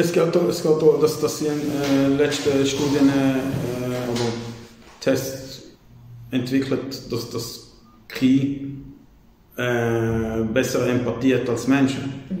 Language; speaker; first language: German; non-native, fluent; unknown